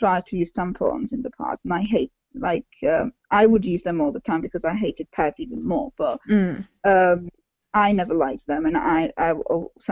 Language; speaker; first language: English; non-native, fluent; Czech